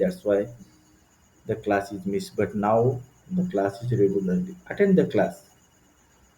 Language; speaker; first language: English; non-native, learner; Marathi